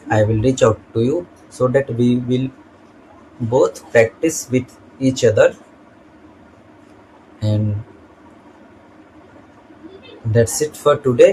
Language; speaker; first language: English; non-native, learner; Hindi